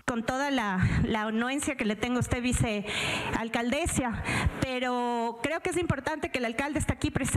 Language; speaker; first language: Spanish; native; Spanish